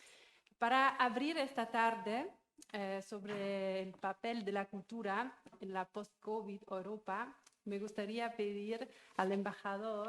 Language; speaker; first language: Spanish; non-native, fluent; German